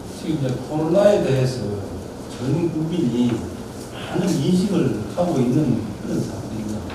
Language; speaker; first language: Korean; native; Korean